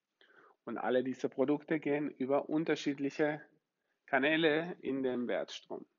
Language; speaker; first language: German; non-native, fluent; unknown